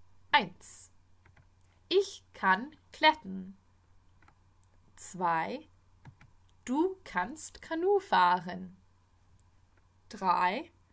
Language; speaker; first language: German; non-native, fluent; English